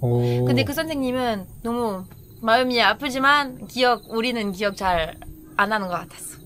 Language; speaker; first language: Korean; non-native, fluent; French